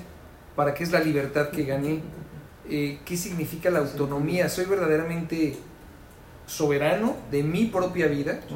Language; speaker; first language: Spanish; native; Spanish